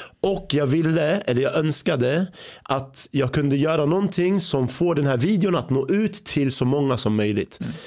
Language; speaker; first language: Swedish; early bilingual, other home language; Arabic